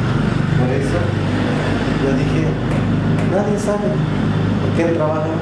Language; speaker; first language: Spanish; non-native, local second language; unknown